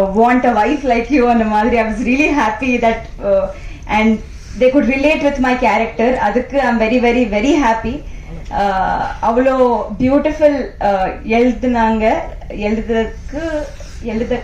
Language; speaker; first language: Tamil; non-native, learner; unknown